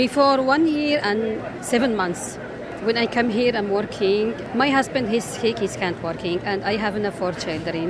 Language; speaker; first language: English; non-native, learner; Arabic